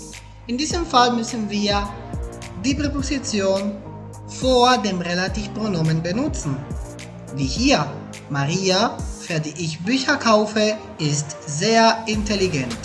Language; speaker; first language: German; non-native, fluent; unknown